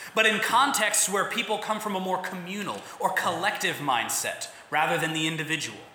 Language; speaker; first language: English; native; English